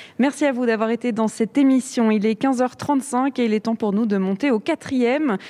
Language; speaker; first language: French; native; French